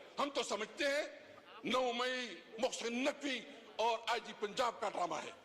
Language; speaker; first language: Urdu; non-native, local second language; Pashto